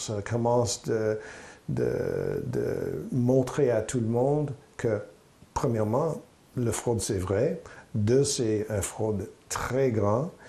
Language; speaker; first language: French; non-native, local second language; English